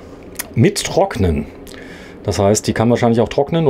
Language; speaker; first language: German; native; German